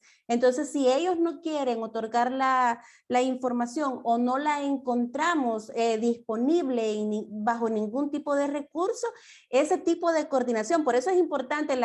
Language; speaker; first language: Spanish; native; Spanish